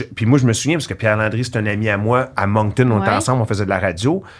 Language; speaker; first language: French; native; French